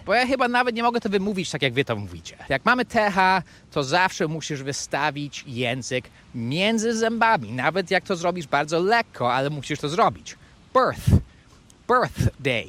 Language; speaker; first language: Polish; non-native, fluent; English